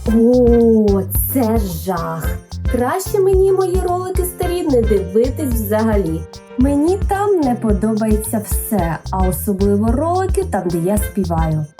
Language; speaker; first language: Ukrainian; non-native, local second language; Russian